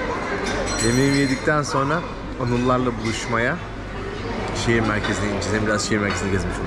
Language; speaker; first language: Turkish; native; Turkish